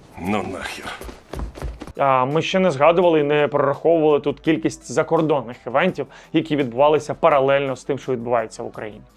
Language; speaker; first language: Ukrainian; native; Ukrainian